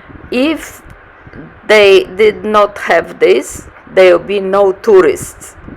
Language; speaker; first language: English; non-native, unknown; Polish